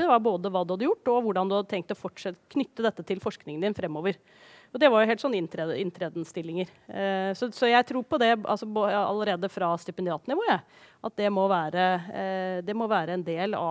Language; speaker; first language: Norwegian; native; Norwegian